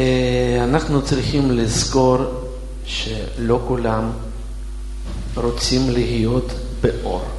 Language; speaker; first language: Hebrew; non-native, fluent; Russian